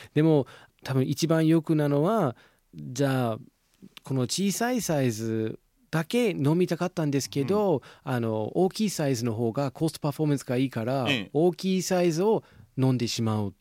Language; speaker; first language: Japanese; non-native, fluent; English